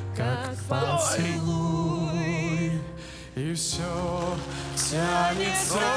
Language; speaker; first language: Russian; non-native, fluent; Armenian